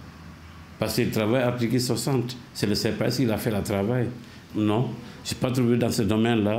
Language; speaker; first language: French; non-native, learner; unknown